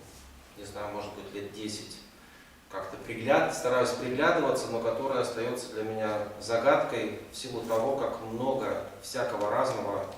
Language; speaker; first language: Russian; native; Russian